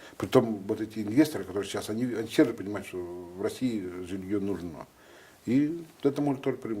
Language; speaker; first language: Russian; native; Russian